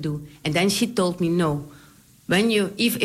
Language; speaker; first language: English; non-native, fluent; Dutch